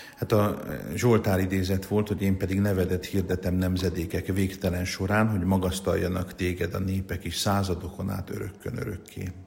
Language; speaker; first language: Hungarian; native; Hungarian